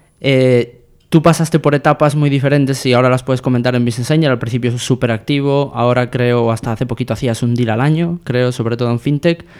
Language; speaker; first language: Spanish; native; Spanish